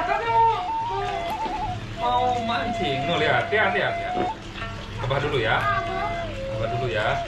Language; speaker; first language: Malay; non-native, local second language; Sundanese